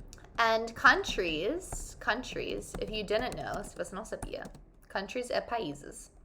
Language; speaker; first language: Portuguese; non-native, fluent; English